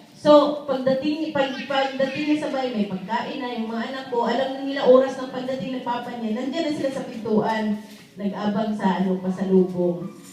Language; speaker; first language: Filipino; non-native, local second language; Cebuano